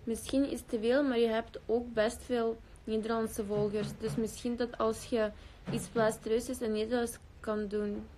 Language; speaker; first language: Dutch; early bilingual, other home language; Russian